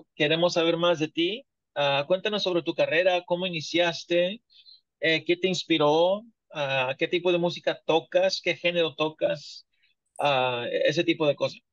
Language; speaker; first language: Spanish; native; Spanish